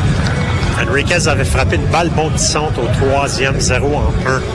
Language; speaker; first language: French; native; French